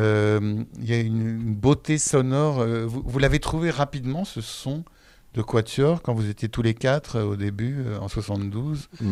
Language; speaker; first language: French; native; French